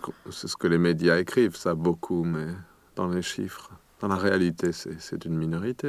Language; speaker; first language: French; native; French